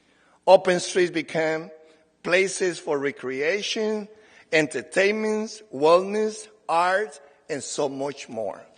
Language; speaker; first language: English; non-native, fluent; Spanish